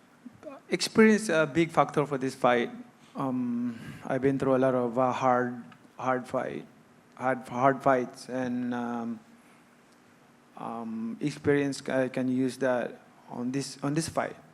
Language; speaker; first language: English; non-native, local second language; Cebuano